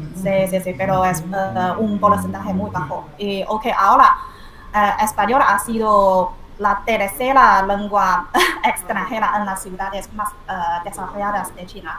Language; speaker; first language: Spanish; non-native, fluent; Chinese